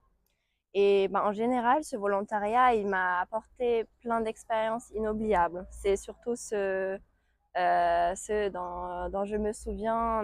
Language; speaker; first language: French; non-native, fluent; German